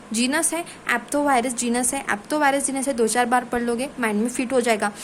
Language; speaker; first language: Hindi; non-native, local second language; Marathi